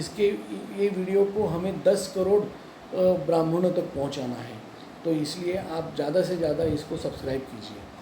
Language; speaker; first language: Hindi; non-native, local second language; Marathi